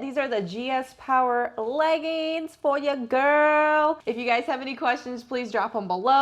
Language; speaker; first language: English; native; English